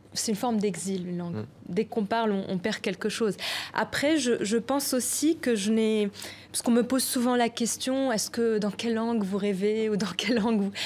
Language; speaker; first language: French; non-native, local second language; Arabic